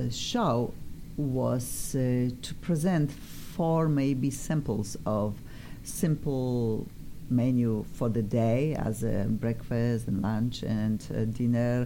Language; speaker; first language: English; non-native, fluent; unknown